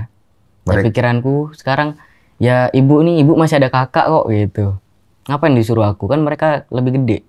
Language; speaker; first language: Indonesian; non-native, local second language; Javanese